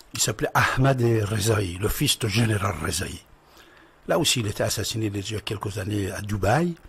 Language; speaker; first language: French; non-native, fluent; Persian